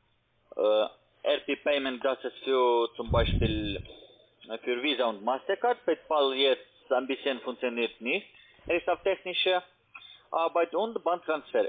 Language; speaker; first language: German; non-native, learner; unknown